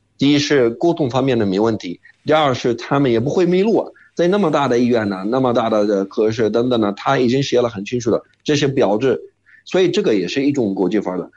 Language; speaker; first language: Chinese; non-native, fluent; Arabic